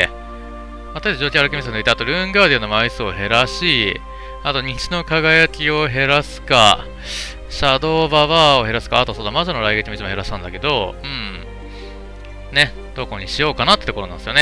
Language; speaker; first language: Japanese; native; Japanese